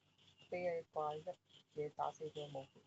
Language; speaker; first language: Chinese; native; Chinese